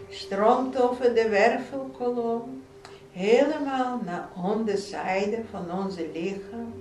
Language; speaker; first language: Dutch; non-native, fluent; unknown